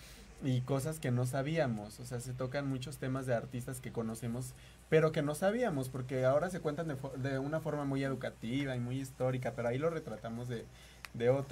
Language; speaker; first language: Spanish; native; Spanish